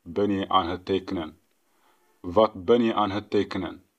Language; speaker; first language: Dutch; non-native, fluent; Tigrinya